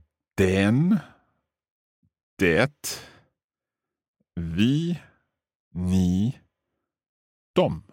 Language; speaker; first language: Swedish; non-native, learner; English